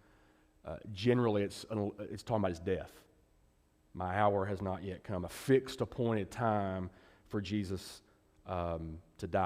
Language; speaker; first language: English; native; English